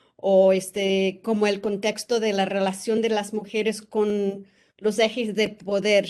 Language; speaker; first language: Spanish; non-native, fluent; English